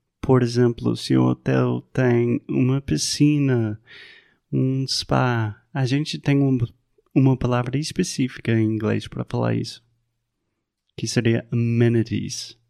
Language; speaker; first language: Portuguese; non-native, fluent; English